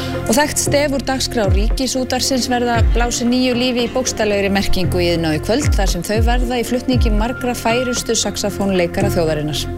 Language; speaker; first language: Icelandic; native; Icelandic